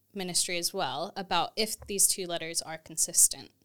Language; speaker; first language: English; native; English